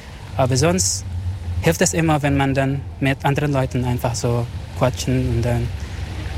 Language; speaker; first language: German; non-native, fluent; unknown